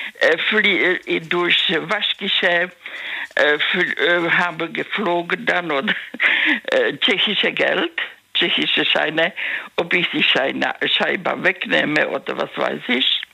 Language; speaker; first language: German; non-native, learner; Czech